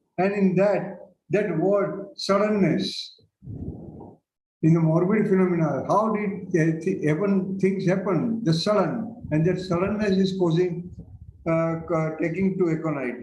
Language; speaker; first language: English; non-native, local second language; Hindi